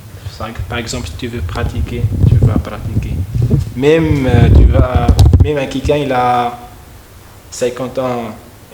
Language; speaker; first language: French; non-native, learner; Malagasy